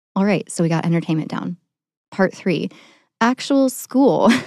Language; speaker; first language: English; native; English